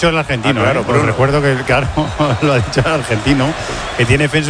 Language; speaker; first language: Spanish; native; Spanish